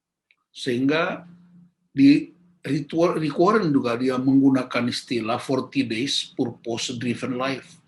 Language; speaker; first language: Indonesian; native; Indonesian